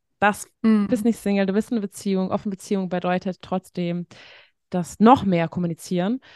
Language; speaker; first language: German; non-native, fluent; Hungarian